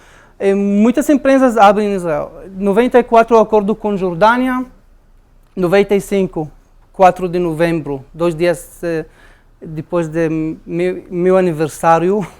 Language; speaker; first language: Portuguese; non-native, learner; Arabic